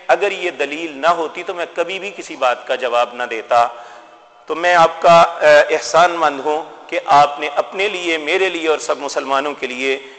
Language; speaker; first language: Urdu; non-native, local second language; Punjabi